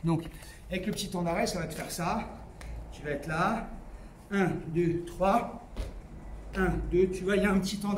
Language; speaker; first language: French; native; French